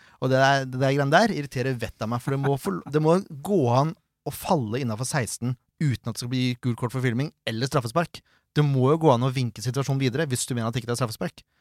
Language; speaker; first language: Norwegian; native; Norwegian